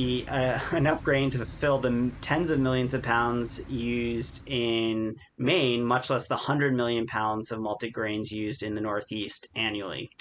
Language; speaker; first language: English; native; English